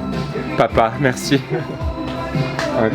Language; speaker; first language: French; native; French